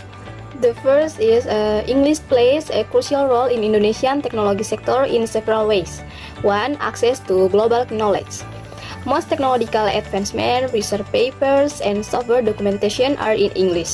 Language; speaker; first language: English; non-native, learner; Indonesian